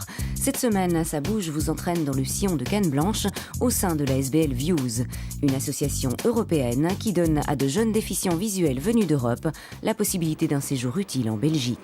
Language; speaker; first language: French; native; French